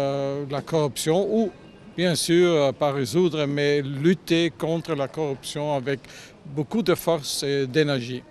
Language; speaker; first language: French; non-native, fluent; German